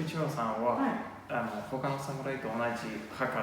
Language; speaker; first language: Japanese; non-native, learner; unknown